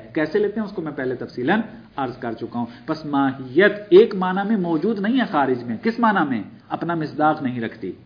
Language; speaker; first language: Urdu; non-native, local second language; Punjabi